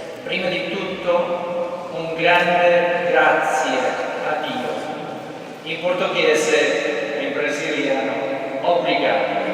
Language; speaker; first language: Italian; non-native, fluent; Portuguese